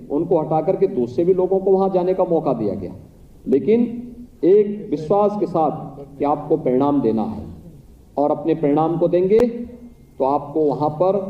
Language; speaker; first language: Hindi; native; Hindi